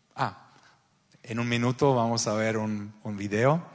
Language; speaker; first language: Spanish; non-native, learner; German